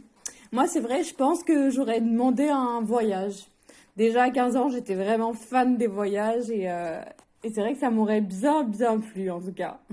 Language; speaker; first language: French; native; French